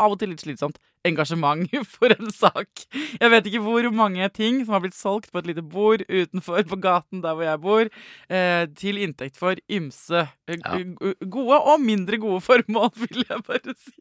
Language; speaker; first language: Norwegian; native; Norwegian